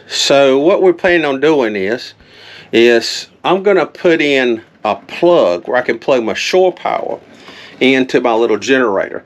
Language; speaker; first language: English; native; English